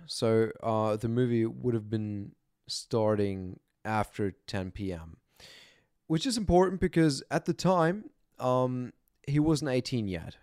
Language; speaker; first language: English; non-native, fluent; German